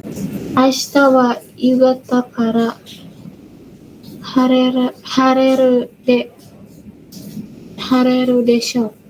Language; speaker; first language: Japanese; non-native, learner; Indonesian